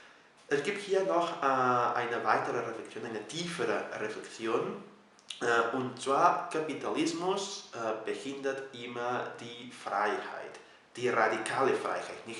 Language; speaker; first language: German; non-native, fluent; Catalan